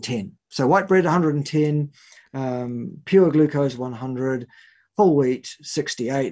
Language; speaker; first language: English; native; English